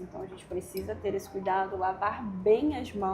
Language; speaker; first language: Portuguese; native; Portuguese